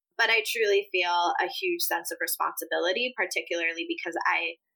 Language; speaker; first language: English; early bilingual, other home language; Spanish